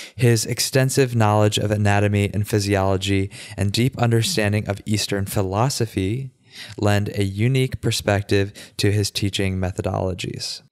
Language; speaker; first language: English; native; English